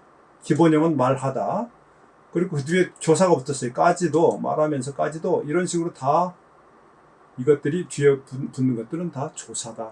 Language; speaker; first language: Korean; native; Korean